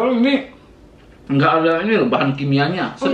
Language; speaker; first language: Indonesian; native; Indonesian